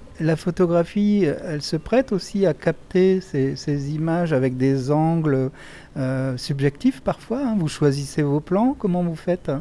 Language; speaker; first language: French; native; French